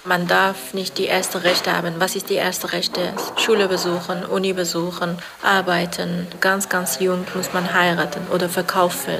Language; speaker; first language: German; non-native, fluent; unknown